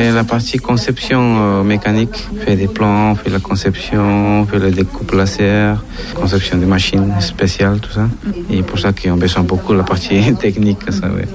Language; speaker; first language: French; non-native, learner; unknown